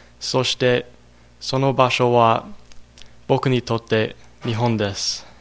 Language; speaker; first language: Japanese; non-native, learner; English